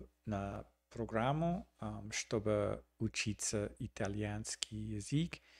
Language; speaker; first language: Russian; non-native, learner; English